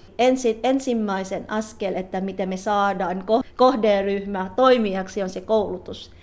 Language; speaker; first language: Finnish; non-native, fluent; Filipino